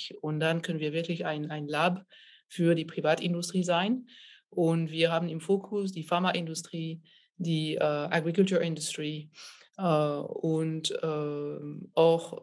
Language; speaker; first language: German; non-native, fluent; French